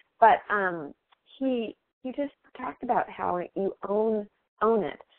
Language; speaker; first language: English; native; English